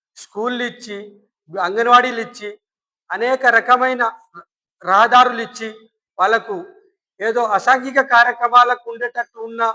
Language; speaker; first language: Telugu; non-native, local second language; Lambadi